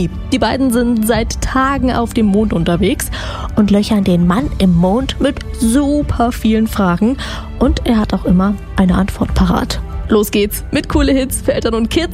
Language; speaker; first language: German; native; German